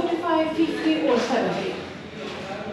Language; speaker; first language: English; non-native, fluent; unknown